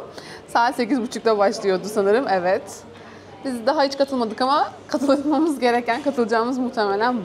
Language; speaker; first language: Turkish; native; Turkish